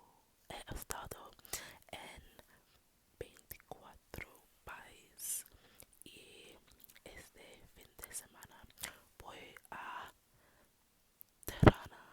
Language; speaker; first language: Spanish; non-native, learner; English